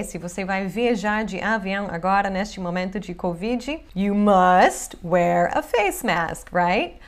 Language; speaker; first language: Portuguese; non-native, fluent; English